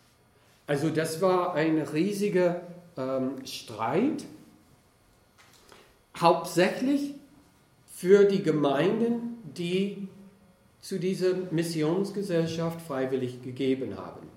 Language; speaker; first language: German; non-native, fluent; English